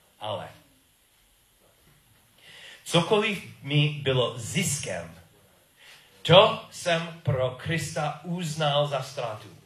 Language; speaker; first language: Czech; non-native, learner; English